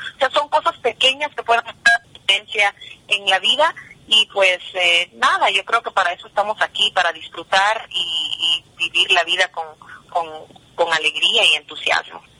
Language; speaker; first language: Spanish; early bilingual, heritage; Spanish